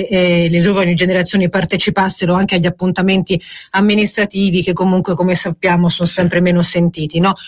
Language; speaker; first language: Italian; native; Italian